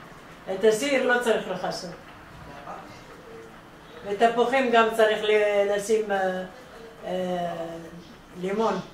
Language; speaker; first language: Hebrew; non-native, fluent; Arabic